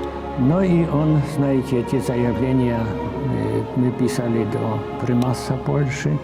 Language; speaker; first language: Russian; non-native, fluent; Polish